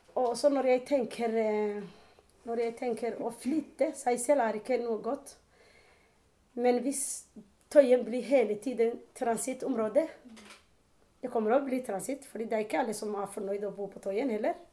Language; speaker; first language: Norwegian; non-native, learner; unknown